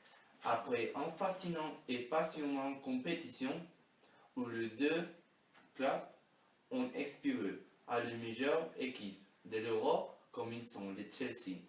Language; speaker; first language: French; non-native, learner; Spanish